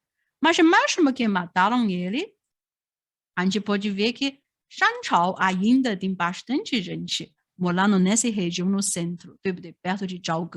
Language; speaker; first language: Portuguese; non-native, fluent; Chinese